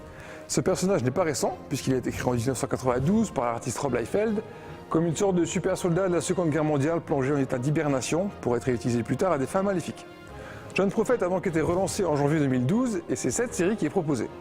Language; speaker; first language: French; native; French